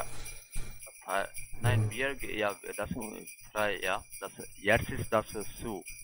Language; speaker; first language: German; non-native, learner; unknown